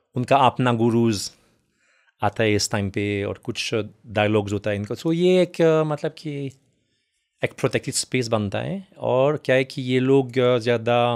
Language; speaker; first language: Hindi; non-native, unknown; French